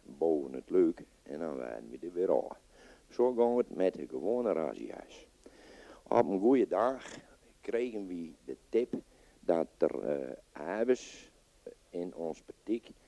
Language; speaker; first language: Dutch; non-native, local second language; Western Frisian